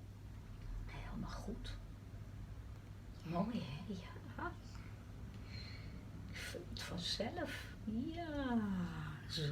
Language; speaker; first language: Dutch; native; Dutch